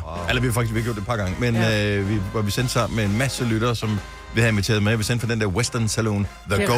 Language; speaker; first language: Danish; native; Danish